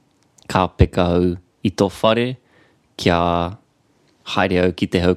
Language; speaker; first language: Māori; non-native, local second language; English